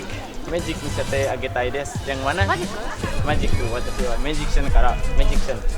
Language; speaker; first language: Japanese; non-native, learner; Indonesian